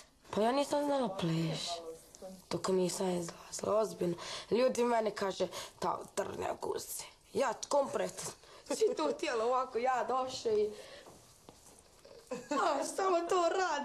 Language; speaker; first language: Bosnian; non-native, learner; Chinese